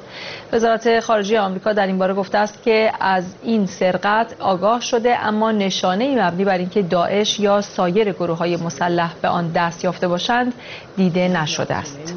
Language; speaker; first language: Persian; native; Persian